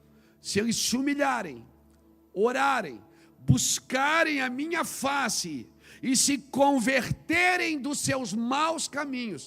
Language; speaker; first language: Portuguese; native; Portuguese